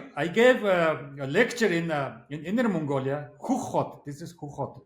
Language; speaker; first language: English; non-native, learner; Mongolian